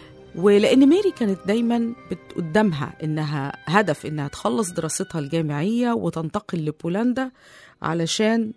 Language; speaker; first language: Arabic; native; Arabic